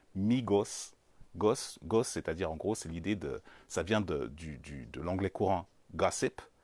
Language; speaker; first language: French; native; French